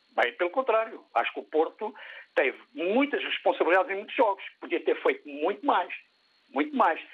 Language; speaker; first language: Portuguese; native; Portuguese